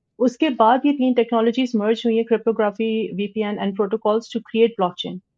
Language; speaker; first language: Hindi; early bilingual, heritage; Urdu